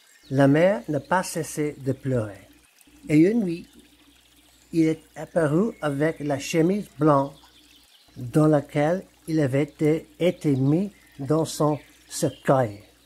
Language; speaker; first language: French; non-native, learner; English